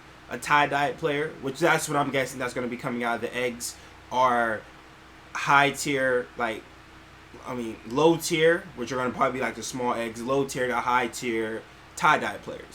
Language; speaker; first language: English; native; English